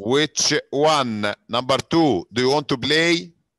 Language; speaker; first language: English; non-native, fluent; Arabic